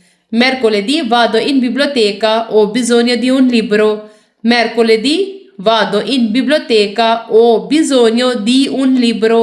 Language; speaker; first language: Italian; non-native, fluent; Urdu